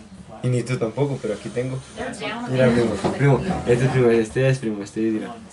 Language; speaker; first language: Spanish; early bilingual, heritage; Spanish